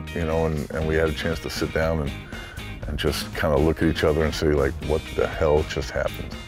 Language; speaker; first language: English; native; English